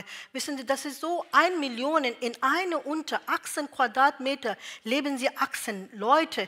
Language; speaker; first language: German; non-native, learner; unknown